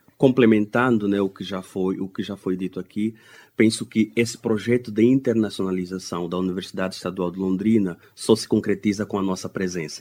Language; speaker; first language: Portuguese; non-native, local second language; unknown